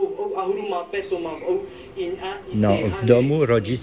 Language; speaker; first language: Polish; early bilingual, heritage; Polish